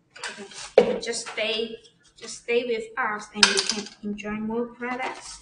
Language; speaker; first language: English; non-native, learner; Chinese